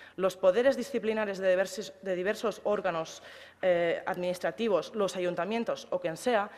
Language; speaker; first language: Spanish; non-native, local second language; Catalan